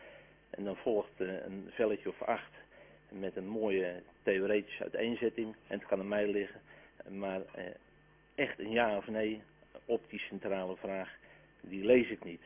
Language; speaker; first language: Dutch; native; Dutch